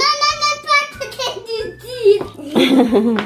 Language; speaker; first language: French; early bilingual, other home language; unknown